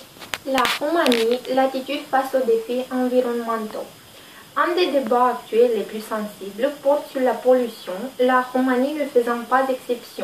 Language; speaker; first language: French; non-native, learner; Romanian